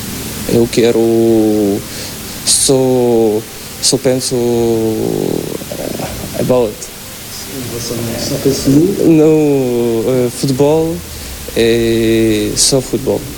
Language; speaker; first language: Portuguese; non-native, learner; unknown